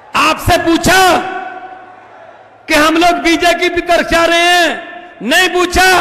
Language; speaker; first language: Hindi; native; Hindi